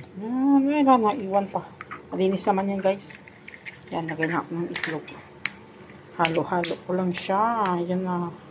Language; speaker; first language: Filipino; non-native, local second language; Hiligaynon